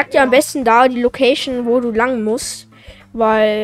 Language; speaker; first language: German; native; German